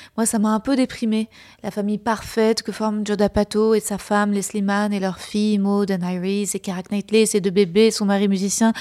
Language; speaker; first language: French; native; French